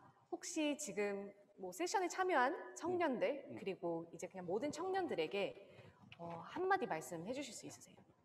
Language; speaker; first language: Korean; native; Korean